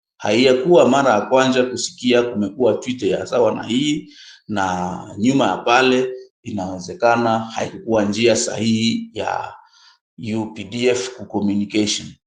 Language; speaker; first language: Swahili; non-native, local second language; Nande